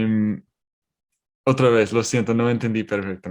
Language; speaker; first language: Spanish; non-native, learner; English